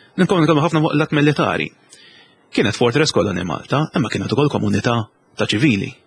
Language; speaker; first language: Maltese; native; Maltese